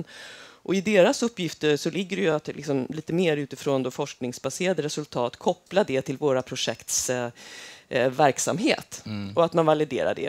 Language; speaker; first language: Swedish; native; Swedish